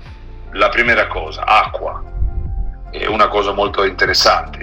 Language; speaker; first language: Italian; non-native, learner; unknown